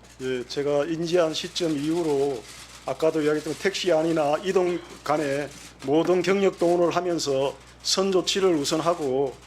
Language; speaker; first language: Korean; native; Korean